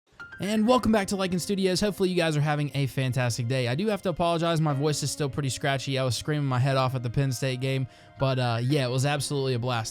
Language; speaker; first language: English; native; English